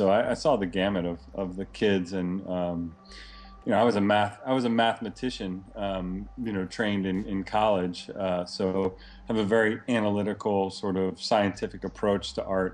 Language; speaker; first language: English; native; English